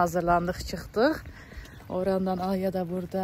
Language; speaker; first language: Turkish; early bilingual, heritage; Turkish